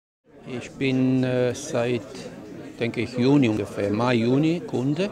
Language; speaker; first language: German; non-native, fluent; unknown